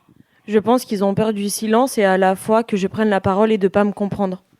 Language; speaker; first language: French; native; French